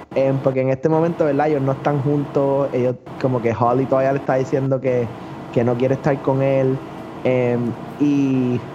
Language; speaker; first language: Spanish; early bilingual, other home language; English